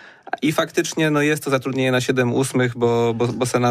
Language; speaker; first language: Polish; native; Polish